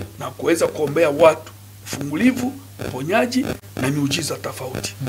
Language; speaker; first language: Swahili; non-native, local second language; Nande